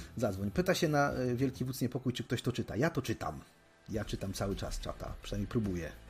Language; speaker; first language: Polish; native; Polish